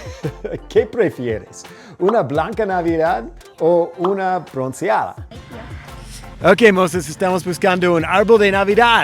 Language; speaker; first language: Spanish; non-native, fluent; English